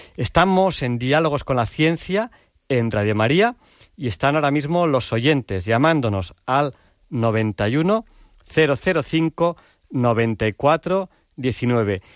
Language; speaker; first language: Spanish; native; Spanish